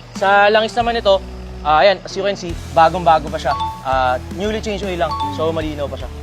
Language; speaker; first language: Filipino; native; Filipino